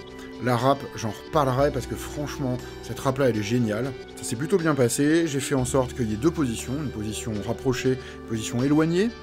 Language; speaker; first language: French; native; French